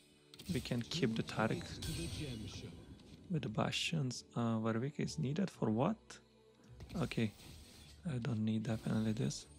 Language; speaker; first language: English; non-native, fluent; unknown